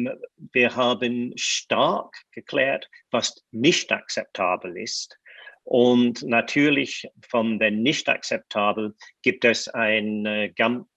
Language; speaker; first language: German; non-native, fluent; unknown